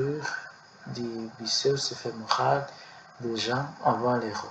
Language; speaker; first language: French; non-native, learner; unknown